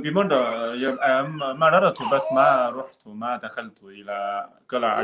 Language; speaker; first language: Arabic; non-native, learner; Chinese